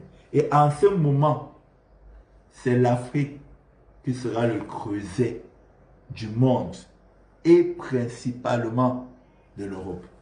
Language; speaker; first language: French; non-native, local second language; Malagasy